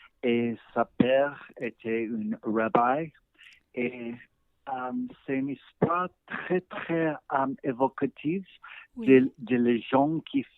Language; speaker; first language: French; non-native, learner; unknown